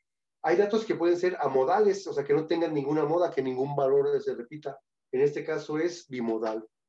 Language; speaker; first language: Spanish; native; Spanish